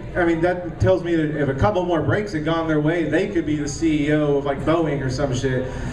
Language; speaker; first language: English; native; English